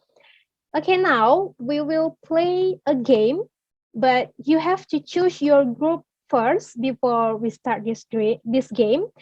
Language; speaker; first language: English; non-native, learner; Indonesian